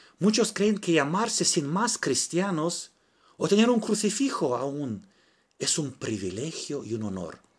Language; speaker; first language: Spanish; non-native, fluent; Romanian